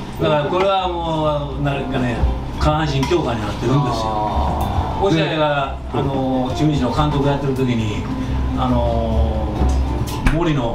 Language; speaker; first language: Japanese; native; Japanese